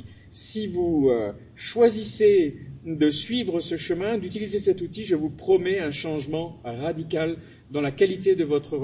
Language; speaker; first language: French; native; French